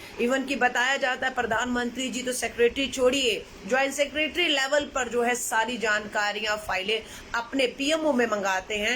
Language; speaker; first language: Hindi; native; Hindi